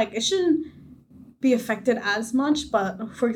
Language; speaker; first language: English; native; English